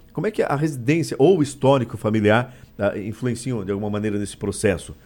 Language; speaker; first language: Portuguese; native; Portuguese